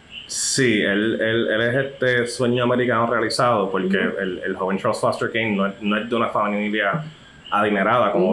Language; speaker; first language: Spanish; native; Spanish